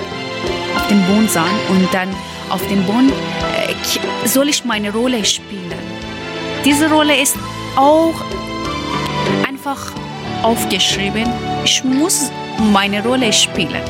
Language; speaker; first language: German; non-native, learner; Persian